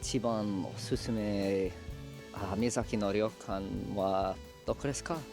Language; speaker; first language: Japanese; non-native, learner; English